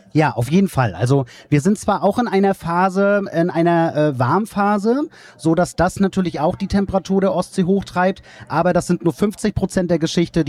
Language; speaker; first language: German; native; German